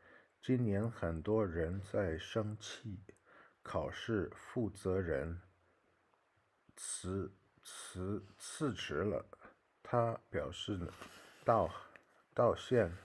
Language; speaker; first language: Chinese; non-native, learner; English